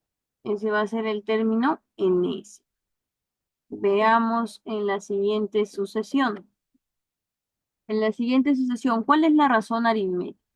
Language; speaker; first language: Spanish; native; Spanish